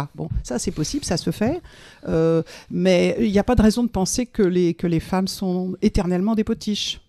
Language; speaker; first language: French; native; French